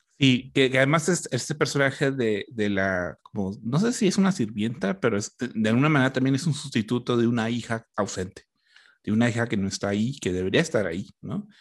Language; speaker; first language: Spanish; native; Spanish